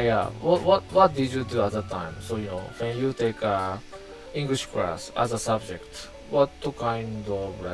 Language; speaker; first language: English; non-native, learner; Japanese